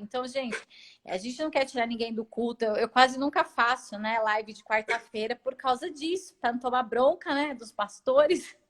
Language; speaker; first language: Portuguese; native; Portuguese